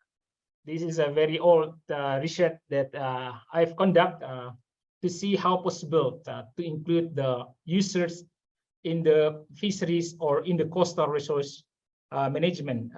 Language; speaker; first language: English; non-native, fluent; Indonesian